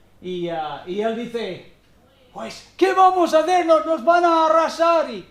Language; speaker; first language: Spanish; non-native, fluent; English